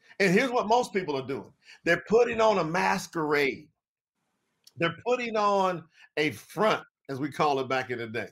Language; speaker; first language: English; native; English